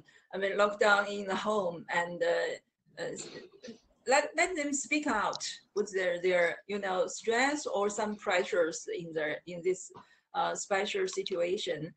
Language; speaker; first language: English; non-native, learner; Chinese